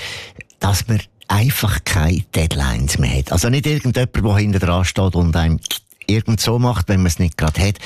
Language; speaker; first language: German; native; German